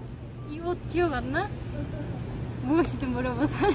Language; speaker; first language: Korean; non-native, fluent; Turkish